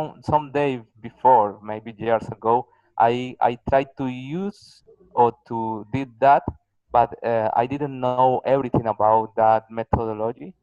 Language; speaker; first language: English; non-native, learner; Spanish